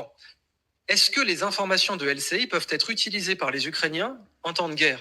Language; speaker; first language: French; native; French